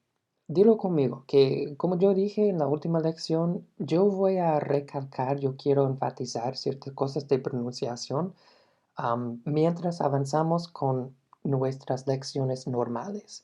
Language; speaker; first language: Spanish; non-native, fluent; English